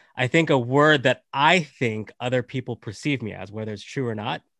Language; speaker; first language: English; native; English